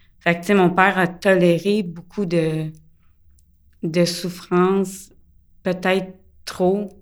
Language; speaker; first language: French; early bilingual, other home language; English